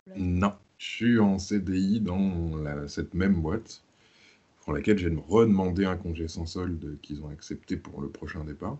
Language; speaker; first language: French; native; French